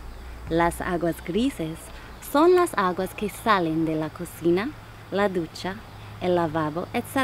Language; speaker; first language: Spanish; non-native, learner; English